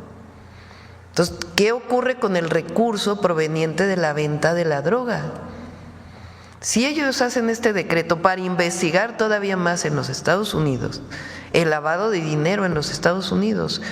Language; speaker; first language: Spanish; native; Spanish